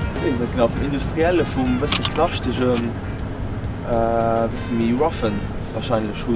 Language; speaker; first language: German; non-native, local second language; Luxembourgish